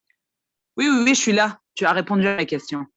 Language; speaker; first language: French; native; French